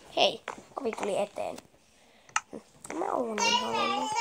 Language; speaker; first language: Finnish; native; Finnish